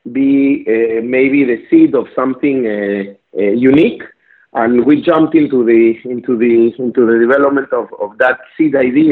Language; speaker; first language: English; non-native, fluent; Spanish